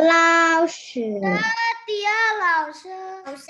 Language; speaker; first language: Chinese; non-native, learner; Indonesian